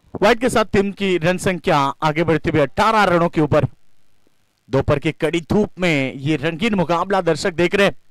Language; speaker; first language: Hindi; non-native, local second language; Marathi